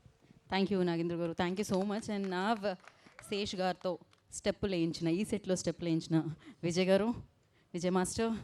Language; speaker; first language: Telugu; native; Telugu